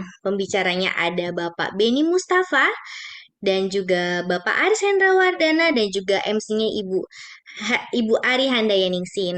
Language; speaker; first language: Indonesian; native; Indonesian